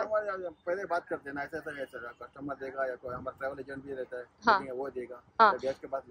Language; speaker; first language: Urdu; non-native, local second language; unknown